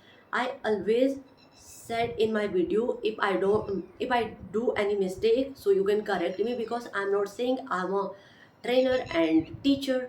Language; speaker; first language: English; non-native, learner; Hindi